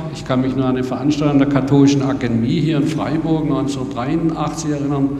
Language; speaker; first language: German; native; German